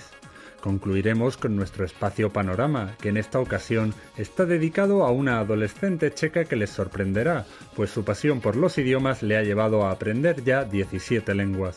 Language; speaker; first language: Spanish; native; Spanish